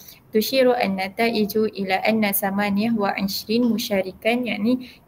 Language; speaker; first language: Arabic; non-native, learner; Malay